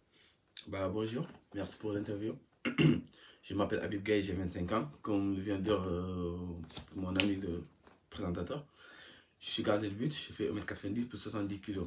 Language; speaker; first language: French; non-native, local second language; Wolof